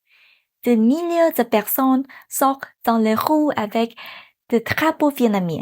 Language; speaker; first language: French; non-native, fluent; Vietnamese